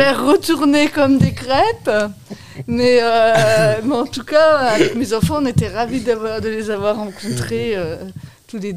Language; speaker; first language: French; native; French